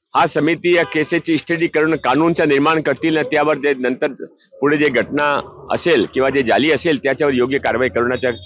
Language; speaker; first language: Marathi; non-native, local second language; Hindi